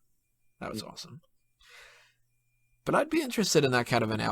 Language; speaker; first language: English; native; English